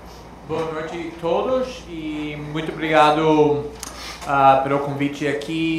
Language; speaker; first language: Portuguese; non-native, fluent; English